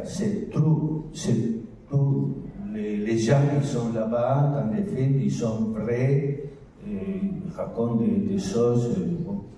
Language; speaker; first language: French; non-native, learner; Spanish